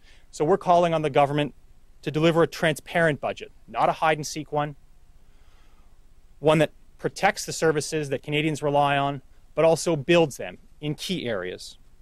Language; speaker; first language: English; native; English